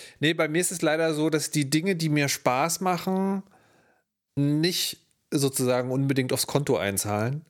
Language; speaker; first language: German; native; German